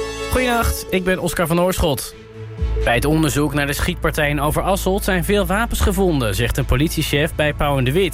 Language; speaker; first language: Dutch; native; Dutch